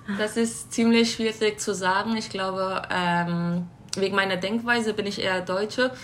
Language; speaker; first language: German; early bilingual, heritage; German